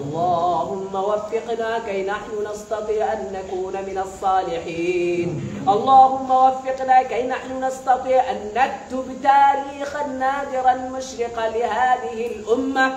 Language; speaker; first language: Arabic; non-native, fluent; Bangla